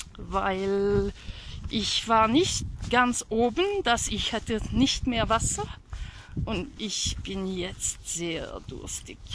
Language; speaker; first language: German; non-native, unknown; Hungarian